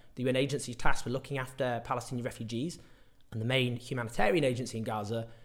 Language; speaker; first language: English; native; English